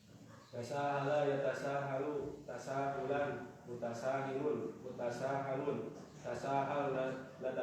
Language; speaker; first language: Arabic; non-native, learner; Indonesian